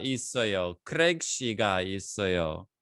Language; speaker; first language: Korean; non-native, fluent; English